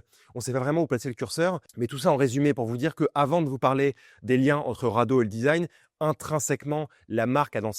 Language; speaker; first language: French; native; French